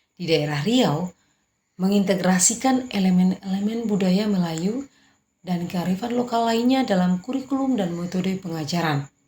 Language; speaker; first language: Indonesian; native; Indonesian